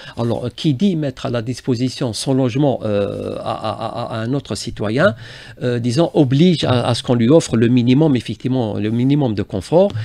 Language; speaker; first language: French; non-native, local second language; Arabic